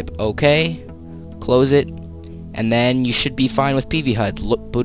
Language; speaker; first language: English; native; English